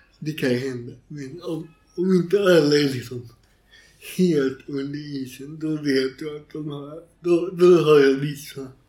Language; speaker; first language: Swedish; native; Swedish